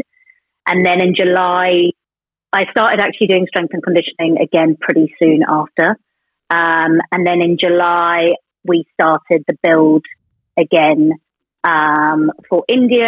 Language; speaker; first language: English; native; English